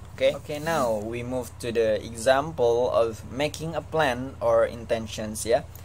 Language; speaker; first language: English; non-native, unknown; Indonesian